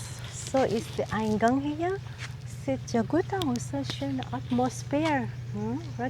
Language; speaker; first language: German; non-native, learner; Filipino